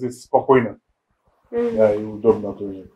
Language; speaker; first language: Russian; non-native, learner; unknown